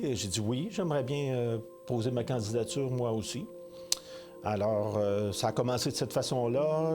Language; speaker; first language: French; native; French